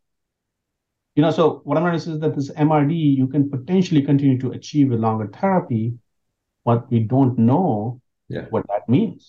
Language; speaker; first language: English; non-native, local second language; Hindi